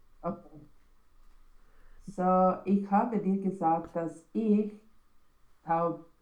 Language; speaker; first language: German; non-native, learner; Romanian